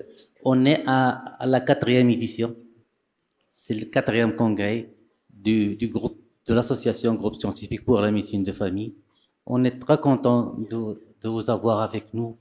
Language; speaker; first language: French; non-native, local second language; Arabic